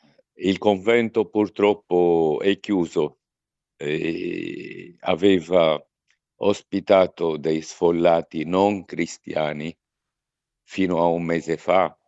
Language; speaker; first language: Italian; non-native, fluent; Arabic